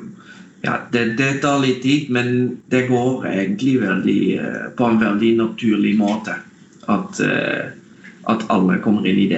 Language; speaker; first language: Norwegian; non-native, fluent; Dutch